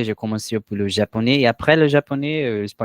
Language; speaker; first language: French; non-native, learner; Portuguese